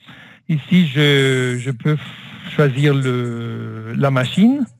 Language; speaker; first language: French; non-native, fluent; German